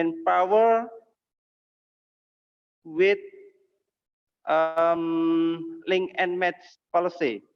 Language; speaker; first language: English; non-native, learner; Indonesian